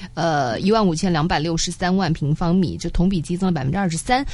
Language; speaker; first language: Chinese; native; Chinese